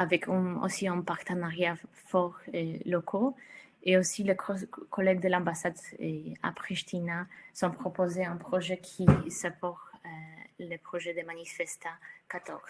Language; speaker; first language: French; non-native, fluent; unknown